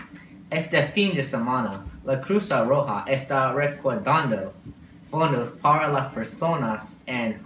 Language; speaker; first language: Spanish; non-native, learner; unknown